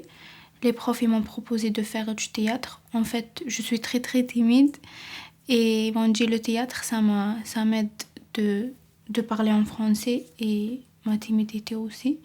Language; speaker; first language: French; non-native, learner; Arabic